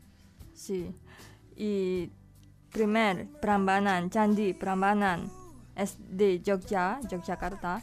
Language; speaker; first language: Catalan; non-native, learner; Indonesian